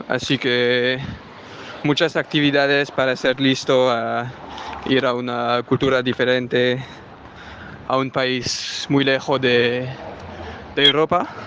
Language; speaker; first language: Spanish; non-native, learner; French